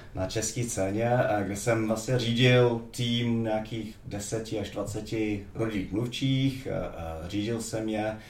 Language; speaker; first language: Czech; non-native, fluent; English